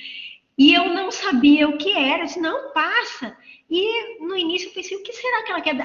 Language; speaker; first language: Portuguese; native; Portuguese